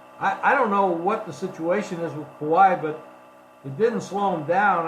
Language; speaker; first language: English; native; English